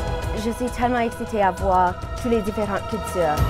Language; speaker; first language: French; non-native, local second language; English